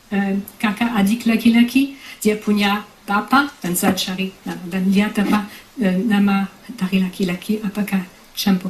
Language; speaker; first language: Indonesian; non-native, fluent; French